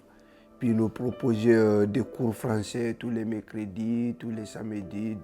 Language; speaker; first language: French; non-native, learner; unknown